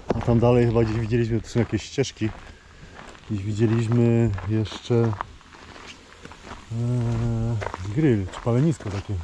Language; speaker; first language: Polish; native; Polish